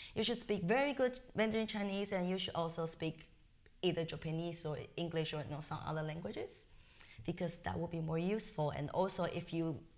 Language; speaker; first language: English; non-native, fluent; Chinese